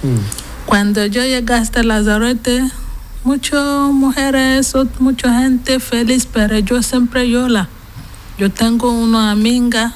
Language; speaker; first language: Spanish; non-native, learner; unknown